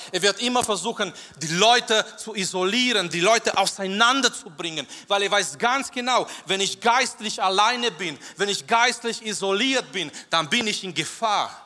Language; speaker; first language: German; non-native, fluent; Romanian